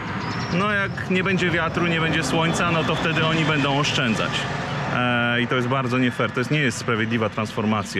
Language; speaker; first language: Polish; native; Polish